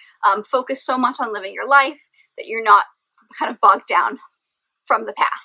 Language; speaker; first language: English; native; English